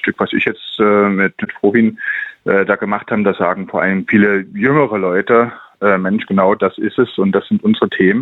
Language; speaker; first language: German; native; German